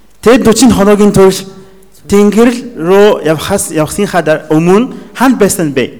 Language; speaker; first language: Mongolian; non-native, fluent; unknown